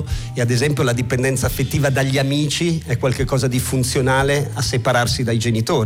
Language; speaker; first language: Italian; native; Italian